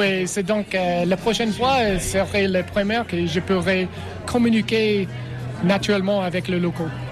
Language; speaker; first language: French; non-native, learner; English